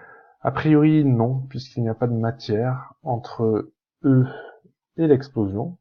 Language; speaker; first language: French; native; French